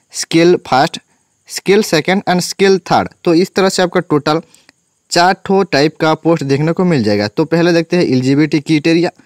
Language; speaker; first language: Hindi; non-native, local second language; Bangla